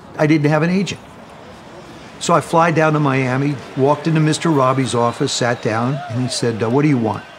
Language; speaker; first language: English; native; English